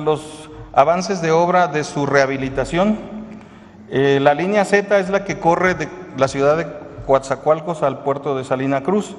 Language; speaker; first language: Spanish; native; Spanish